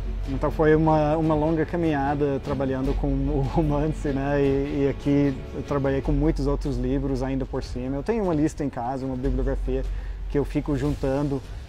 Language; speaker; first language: Portuguese; non-native, fluent; English